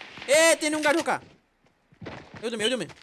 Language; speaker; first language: Spanish; non-native, learner; Portuguese